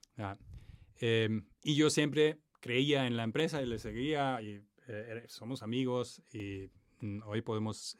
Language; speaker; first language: Spanish; non-native, fluent; German